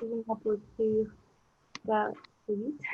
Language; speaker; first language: French; non-native, learner; Russian